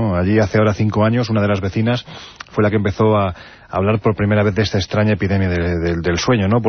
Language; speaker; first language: Spanish; native; Spanish